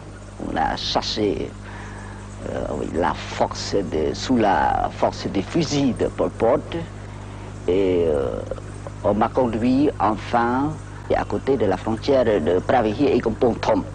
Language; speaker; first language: French; non-native, local second language; Khmer